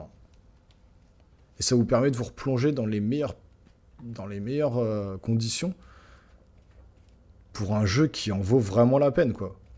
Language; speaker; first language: French; native; French